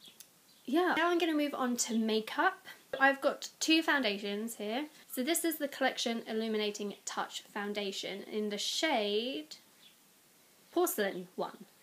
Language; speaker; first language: English; native; English